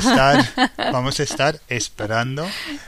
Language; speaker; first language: Spanish; non-native, fluent; English